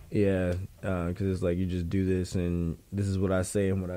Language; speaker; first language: English; native; English